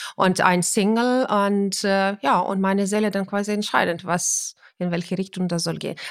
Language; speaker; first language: German; non-native, fluent; Ukrainian